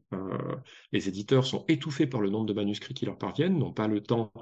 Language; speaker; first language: French; native; French